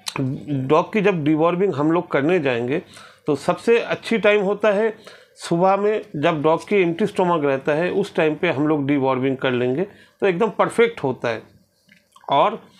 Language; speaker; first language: Hindi; non-native, local second language; Bangla